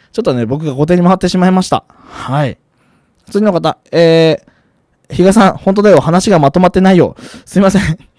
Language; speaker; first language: Japanese; native; Japanese